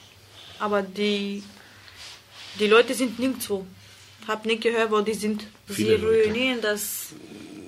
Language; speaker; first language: German; non-native, learner; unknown